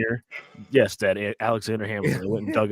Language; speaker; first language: English; native; English